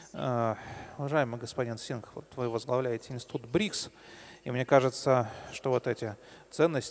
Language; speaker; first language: Russian; native; Russian